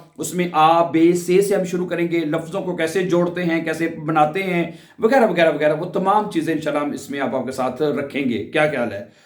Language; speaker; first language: Urdu; non-native, local second language; Punjabi